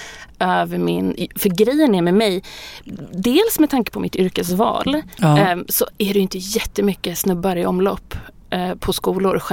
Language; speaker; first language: Swedish; native; Swedish